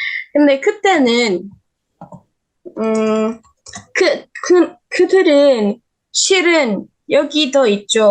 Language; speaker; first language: Korean; non-native, learner; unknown